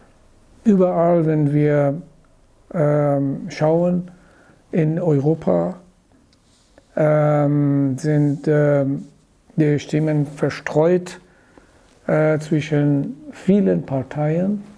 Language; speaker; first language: German; non-native, fluent; Persian